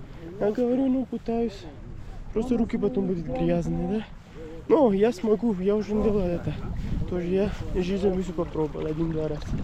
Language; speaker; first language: Russian; non-native, learner; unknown